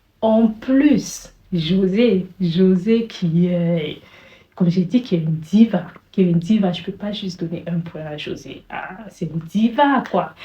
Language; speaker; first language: French; native; French